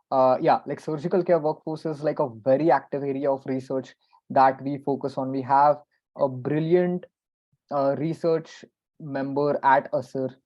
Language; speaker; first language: English; non-native, local second language; Marathi